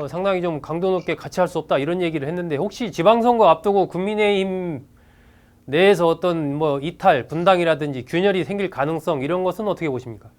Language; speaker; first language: Korean; native; Korean